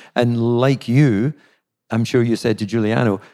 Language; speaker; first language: English; native; English